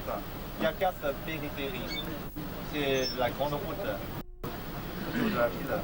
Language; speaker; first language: French; non-native, learner; Chinese